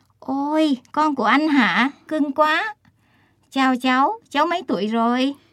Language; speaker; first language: Vietnamese; early bilingual, heritage; Japanese